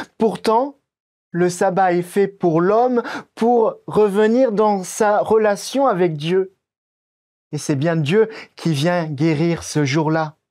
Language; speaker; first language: French; native; French